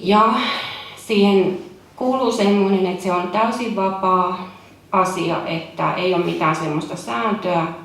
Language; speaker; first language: Finnish; native; Finnish